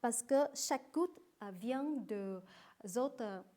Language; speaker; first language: French; non-native, learner; Vietnamese